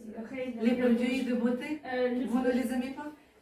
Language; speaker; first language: French; non-native, fluent; Ukrainian